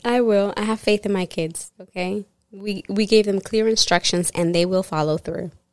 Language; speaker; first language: English; early bilingual, other home language; Spanish